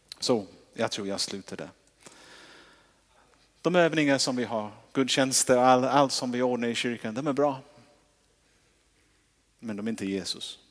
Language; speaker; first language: Swedish; non-native, fluent; English